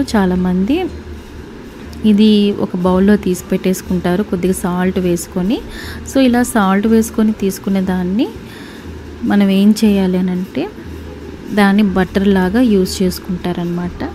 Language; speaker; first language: Telugu; native; Telugu